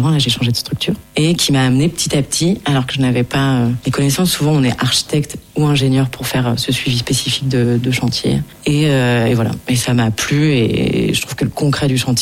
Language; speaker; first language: French; native; French